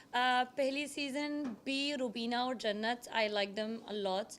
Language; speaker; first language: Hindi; non-native, learner; Arabic